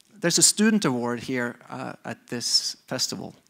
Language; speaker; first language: English; non-native, fluent; Norwegian